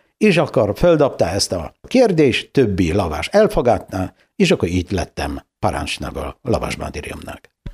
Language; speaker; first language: Hungarian; non-native, fluent; Polish